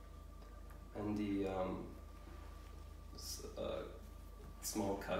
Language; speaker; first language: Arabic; non-native, learner; English